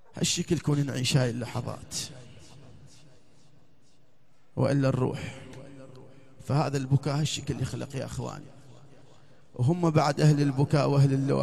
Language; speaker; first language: Arabic; native; Arabic